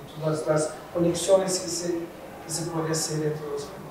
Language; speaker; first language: Spanish; non-native, fluent; Portuguese